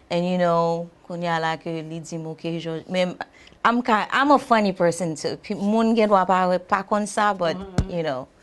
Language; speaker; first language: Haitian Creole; early bilingual, heritage; Haitian Creole